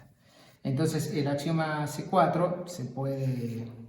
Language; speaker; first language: Spanish; native; Spanish